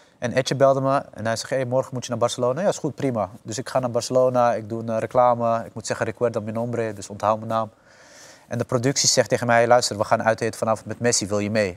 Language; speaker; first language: Dutch; native; Dutch